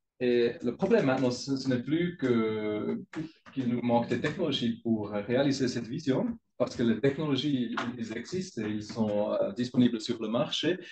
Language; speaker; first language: French; non-native, local second language; German